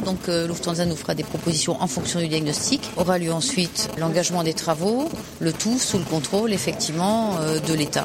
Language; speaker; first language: French; native; French